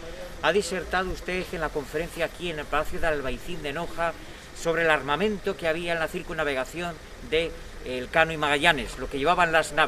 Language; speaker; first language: Spanish; native; Spanish